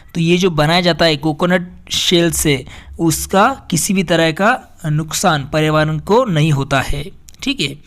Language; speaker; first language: Hindi; native; Hindi